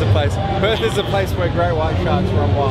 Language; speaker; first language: English; native; English